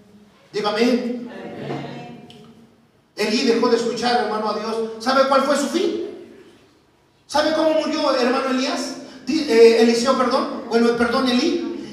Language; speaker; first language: Spanish; native; Spanish